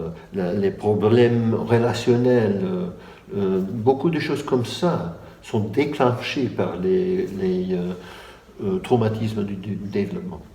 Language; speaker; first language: French; non-native, fluent; English